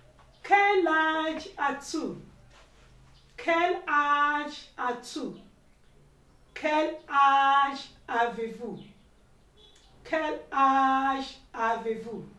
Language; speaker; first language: French; non-native, learner; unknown